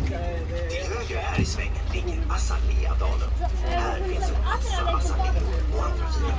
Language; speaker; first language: Swedish; native; Swedish